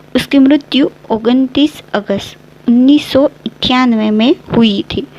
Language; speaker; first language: Hindi; non-native, local second language; Gujarati